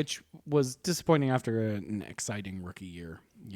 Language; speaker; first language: English; native; English